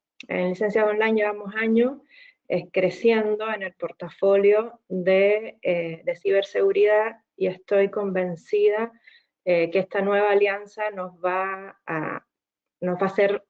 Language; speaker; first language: Spanish; native; Spanish